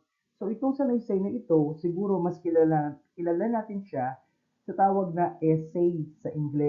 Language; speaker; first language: Filipino; native; Filipino